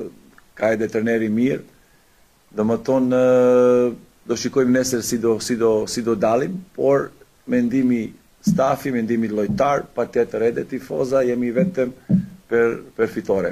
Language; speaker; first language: Albanian; non-native, learner; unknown